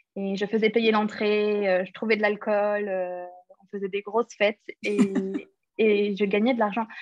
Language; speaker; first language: French; early bilingual, other home language; English